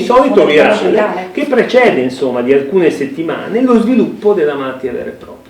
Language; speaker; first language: Italian; native; Italian